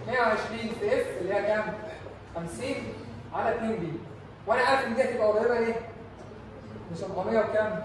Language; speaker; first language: Arabic; native; Arabic